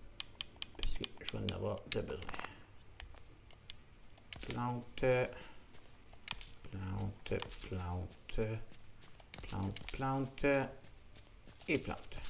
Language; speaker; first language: French; native; French